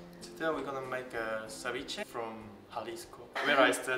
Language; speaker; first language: English; non-native, learner; Korean